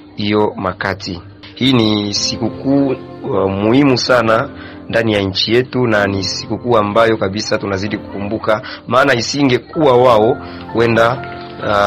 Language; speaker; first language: Swahili; native; Swahili